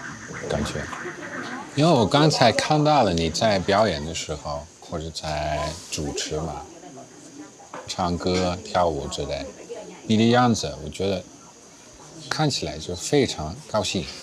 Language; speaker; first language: Chinese; non-native, fluent; Dutch